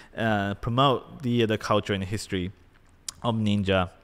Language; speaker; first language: English; non-native, fluent; Japanese